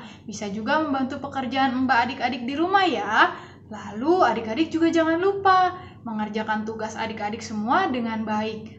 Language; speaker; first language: Indonesian; native; Indonesian